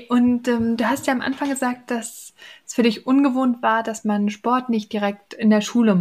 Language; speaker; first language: German; native; German